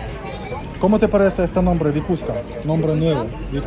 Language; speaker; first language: Spanish; non-native, learner; Russian